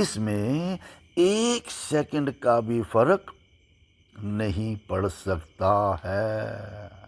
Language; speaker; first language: Hindi; native; Hindi